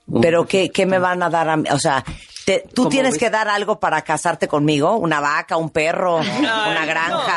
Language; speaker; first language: Spanish; native; Spanish